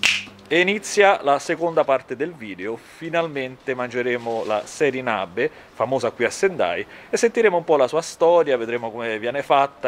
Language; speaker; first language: Italian; native; Italian